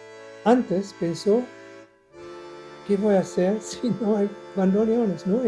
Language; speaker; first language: Spanish; non-native, learner; German